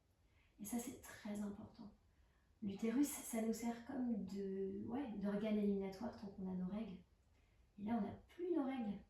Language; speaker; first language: French; native; French